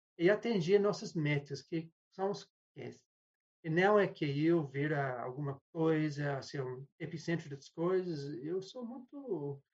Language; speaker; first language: Portuguese; non-native, fluent; English